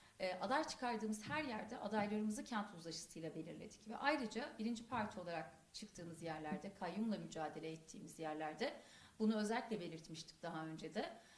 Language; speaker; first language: Turkish; non-native, local second language; Kurdish